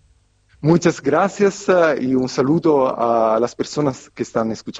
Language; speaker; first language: Spanish; non-native, fluent; Italian